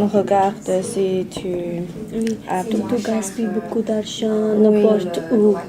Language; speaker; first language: French; non-native, learner; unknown